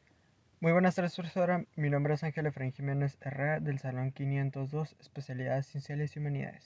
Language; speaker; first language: Spanish; native; Spanish